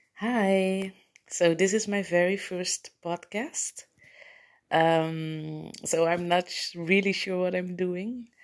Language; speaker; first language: English; non-native, fluent; Papiamento